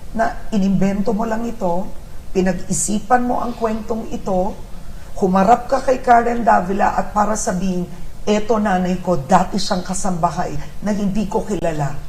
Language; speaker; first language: Filipino; native; Filipino